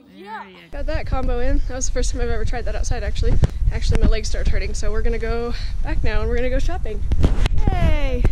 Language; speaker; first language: English; native; English